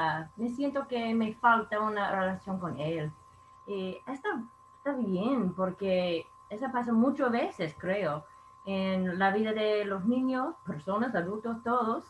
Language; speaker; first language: Spanish; non-native, fluent; English